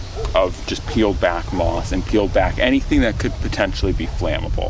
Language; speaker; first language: English; native; English